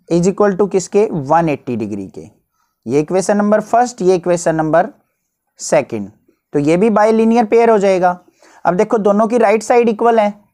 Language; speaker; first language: Hindi; native; Hindi